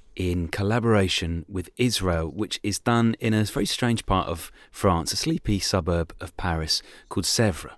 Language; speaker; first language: English; native; English